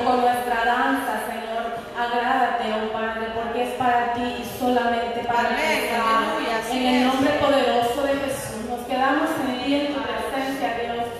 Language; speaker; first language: Spanish; native; Spanish